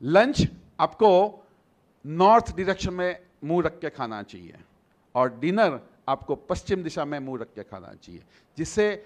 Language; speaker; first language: Hindi; non-native, local second language; Gujarati